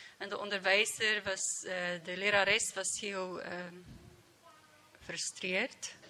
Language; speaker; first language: Dutch; non-native, learner; English